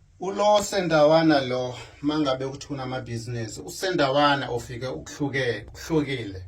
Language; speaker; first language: Zulu; native; Zulu